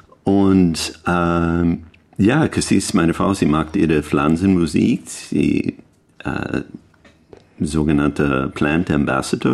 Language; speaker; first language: German; non-native, learner; English